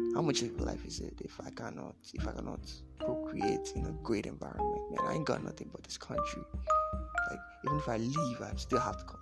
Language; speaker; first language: English; non-native, local second language; Yoruba